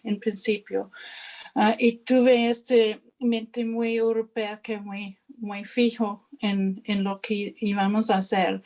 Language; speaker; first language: Spanish; non-native, fluent; English